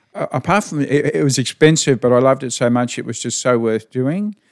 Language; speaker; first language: English; native; English